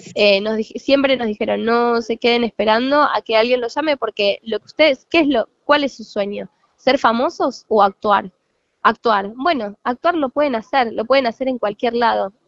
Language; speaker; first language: Spanish; native; Spanish